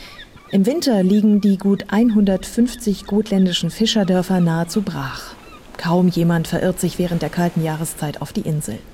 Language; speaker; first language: German; native; German